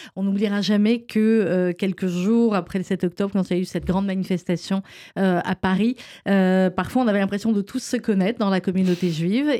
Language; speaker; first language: French; native; French